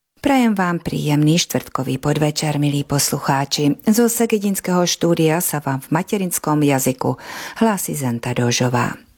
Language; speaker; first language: Slovak; early bilingual, heritage; Slovak